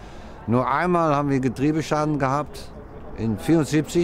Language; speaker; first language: German; non-native, fluent; Dutch